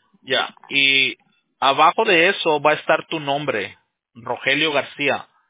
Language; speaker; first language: Spanish; early bilingual, heritage; Spanish